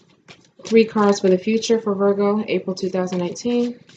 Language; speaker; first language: English; native; English